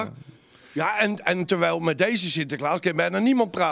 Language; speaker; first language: Dutch; native; Dutch